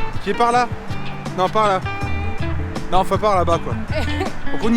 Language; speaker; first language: French; native; French